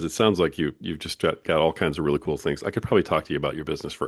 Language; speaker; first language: English; native; English